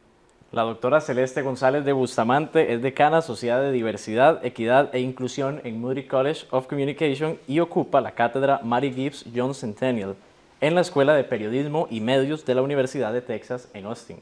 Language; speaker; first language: Spanish; native; Spanish